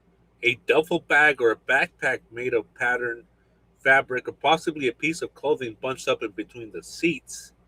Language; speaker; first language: English; native; English